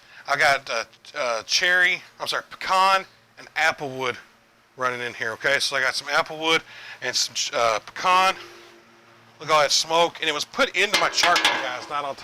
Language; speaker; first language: English; native; English